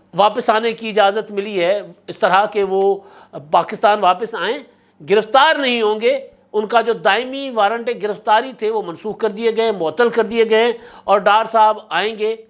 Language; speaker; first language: Urdu; non-native, local second language; Sindhi